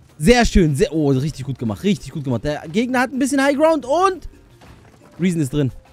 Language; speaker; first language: German; early bilingual, other home language; Albanian